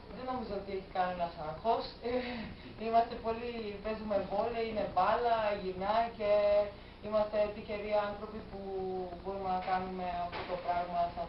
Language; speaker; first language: Greek; non-native, fluent; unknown